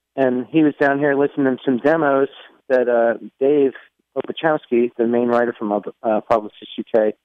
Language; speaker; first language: English; native; English